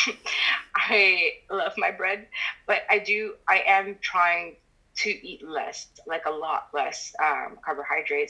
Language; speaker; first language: English; native; English